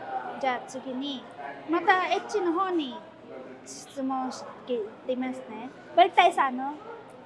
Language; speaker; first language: Japanese; non-native, fluent; Filipino